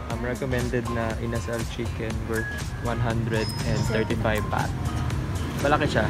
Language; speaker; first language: Filipino; non-native, local second language; Cebuano